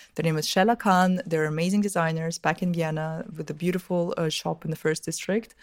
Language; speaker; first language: English; early bilingual, other home language; Russian